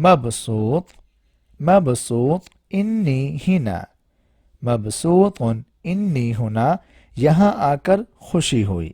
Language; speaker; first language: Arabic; non-native, fluent; Urdu